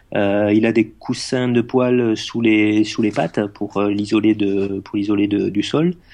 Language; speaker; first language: French; native; French